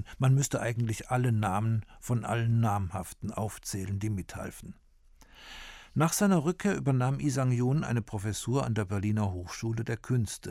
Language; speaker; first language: German; native; German